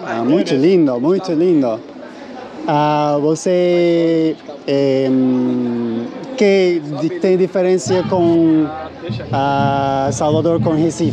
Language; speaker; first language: Portuguese; non-native, learner; Turkish